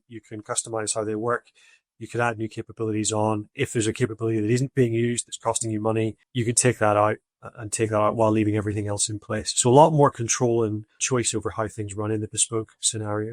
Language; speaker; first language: English; native; English